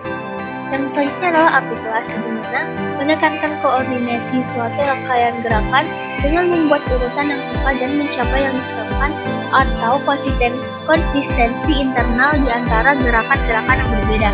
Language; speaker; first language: Indonesian; native; Indonesian